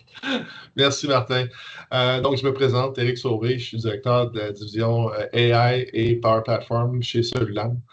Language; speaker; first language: French; native; French